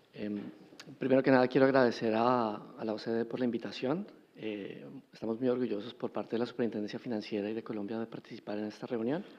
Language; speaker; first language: Spanish; native; Spanish